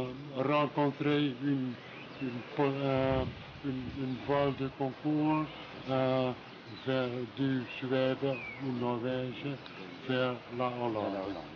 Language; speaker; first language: French; non-native, learner; Dutch